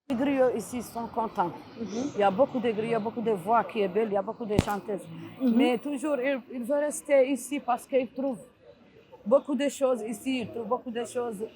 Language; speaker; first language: French; non-native, learner; Arabic